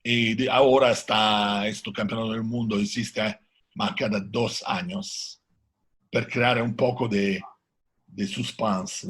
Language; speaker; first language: Spanish; non-native, learner; Italian